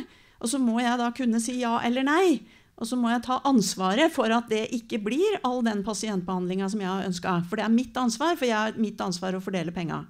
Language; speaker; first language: Norwegian; native; Norwegian